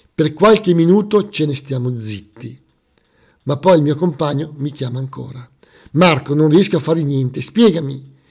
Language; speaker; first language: Italian; native; Italian